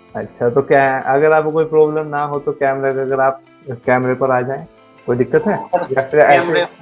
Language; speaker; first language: Hindi; native; Hindi